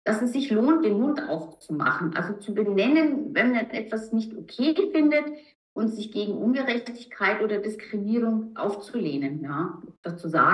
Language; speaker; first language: German; native; German